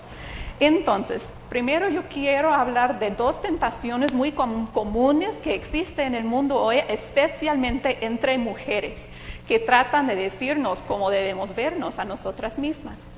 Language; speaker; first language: Spanish; non-native, fluent; English